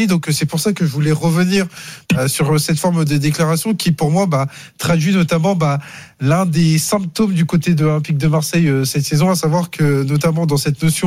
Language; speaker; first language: French; native; French